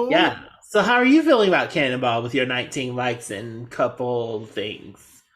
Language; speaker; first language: English; native; English